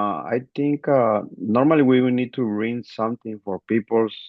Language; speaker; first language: English; non-native, learner; Spanish